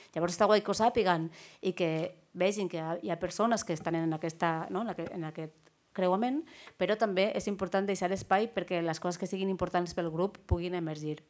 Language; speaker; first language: Catalan; non-native, local second language; Spanish